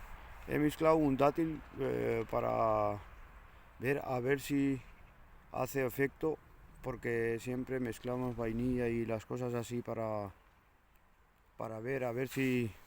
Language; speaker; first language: Spanish; non-native, fluent; Punjabi